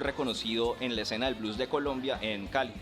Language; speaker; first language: Spanish; native; Spanish